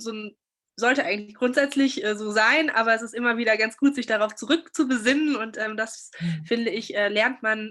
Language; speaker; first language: German; native; German